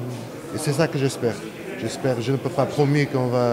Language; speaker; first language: French; non-native, fluent; Portuguese